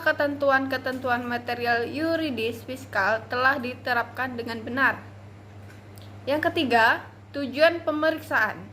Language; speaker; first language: Indonesian; native; Indonesian